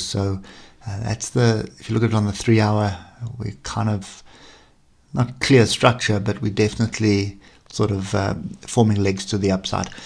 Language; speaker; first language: English; native; English